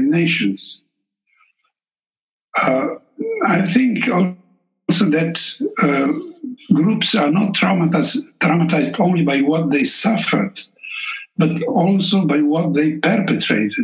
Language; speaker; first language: English; non-native, fluent; Slovenian